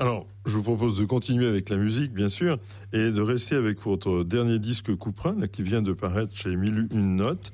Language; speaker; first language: French; native; French